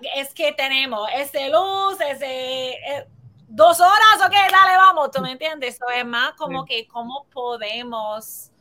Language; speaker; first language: Spanish; early bilingual, heritage; Spanish